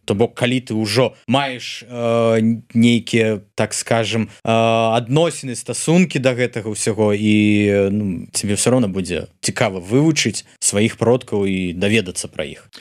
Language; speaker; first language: Belarusian; non-native, local second language; Russian